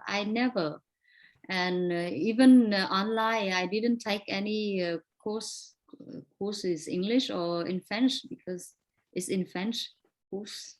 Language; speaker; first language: English; non-native, fluent; Vietnamese